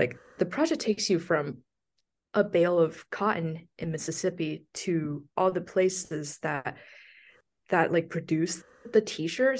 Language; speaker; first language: English; non-native, fluent; Chinese